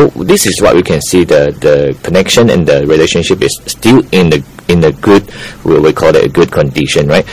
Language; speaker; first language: English; non-native, local second language; Chinese